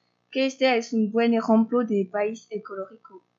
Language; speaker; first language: Spanish; non-native, learner; French